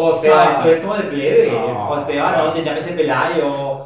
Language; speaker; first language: Spanish; native; Spanish